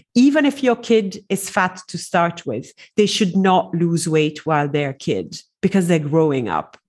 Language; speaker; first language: English; non-native, fluent; French